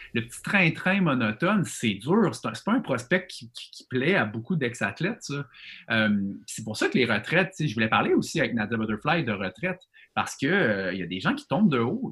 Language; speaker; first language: French; native; French